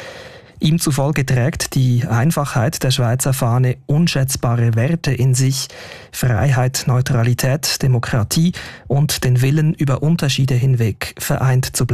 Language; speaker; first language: German; native; German